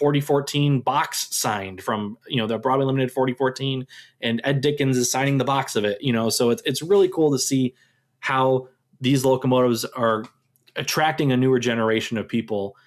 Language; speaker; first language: English; native; English